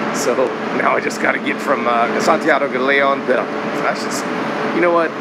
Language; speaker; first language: English; native; English